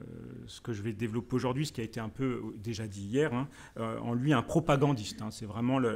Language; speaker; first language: French; native; French